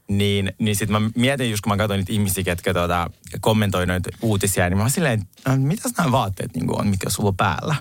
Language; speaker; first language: Finnish; early bilingual, other home language; Russian